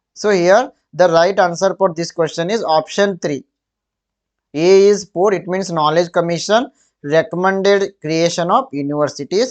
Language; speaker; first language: English; non-native, local second language; Kannada